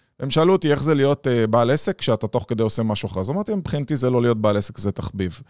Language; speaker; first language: Hebrew; native; Hebrew